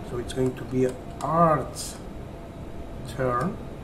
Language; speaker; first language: English; non-native, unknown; Portuguese